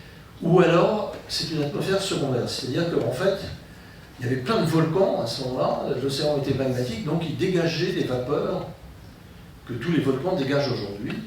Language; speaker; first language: French; native; French